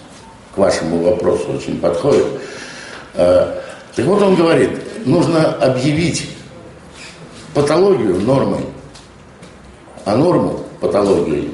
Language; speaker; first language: Russian; native; Russian